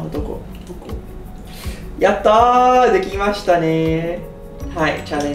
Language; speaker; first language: Japanese; non-native, learner; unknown